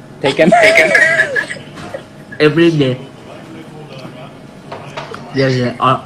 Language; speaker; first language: English; non-native, learner; Thai